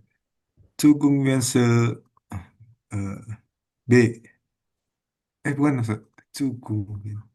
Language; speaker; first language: Chinese; non-native, learner; Indonesian